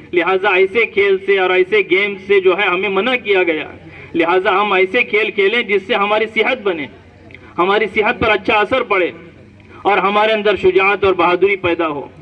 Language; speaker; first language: Urdu; non-native, local second language; Konkani